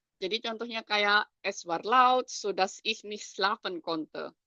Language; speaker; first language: German; non-native, fluent; Indonesian